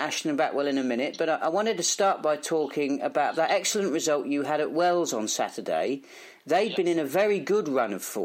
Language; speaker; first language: English; native; English